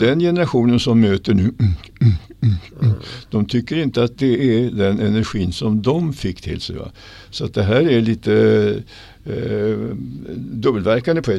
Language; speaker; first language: Swedish; native; Swedish